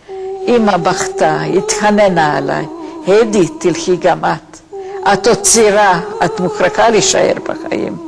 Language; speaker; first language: Hebrew; non-native, fluent; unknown